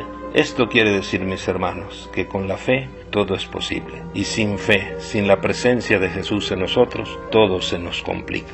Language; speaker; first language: Spanish; native; Spanish